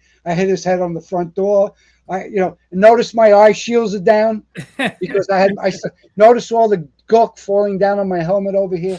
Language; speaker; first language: English; native; English